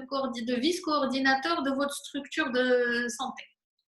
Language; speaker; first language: French; non-native, local second language; Arabic